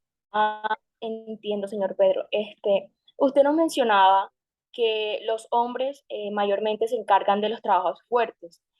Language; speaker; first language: Spanish; native; Spanish